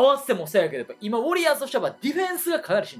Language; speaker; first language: Japanese; native; Japanese